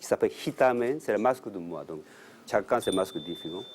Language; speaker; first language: French; non-native, learner; Japanese